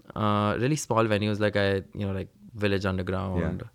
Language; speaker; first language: English; non-native, local second language; Hindi